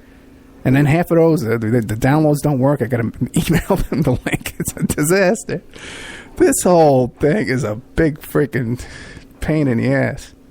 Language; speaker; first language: English; native; English